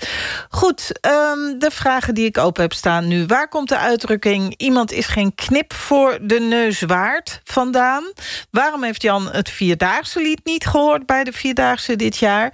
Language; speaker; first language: Dutch; native; Dutch